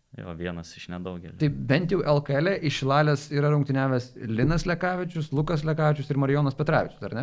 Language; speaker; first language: Lithuanian; native; Lithuanian